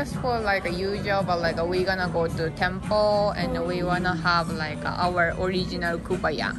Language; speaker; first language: English; non-native, fluent; Japanese